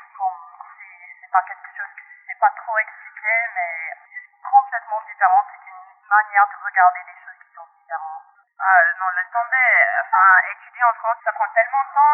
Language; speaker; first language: French; non-native, local second language; English